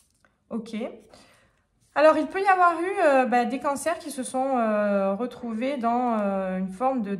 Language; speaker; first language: French; native; French